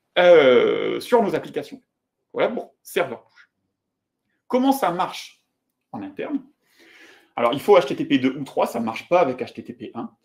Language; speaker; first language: French; native; French